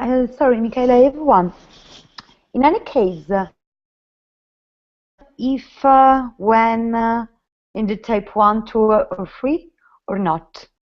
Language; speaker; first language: English; non-native, learner; Italian